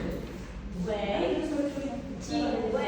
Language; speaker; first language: Chinese; non-native, learner; Filipino